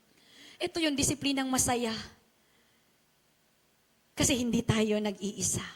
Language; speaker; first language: Filipino; non-native, local second language; Chavacano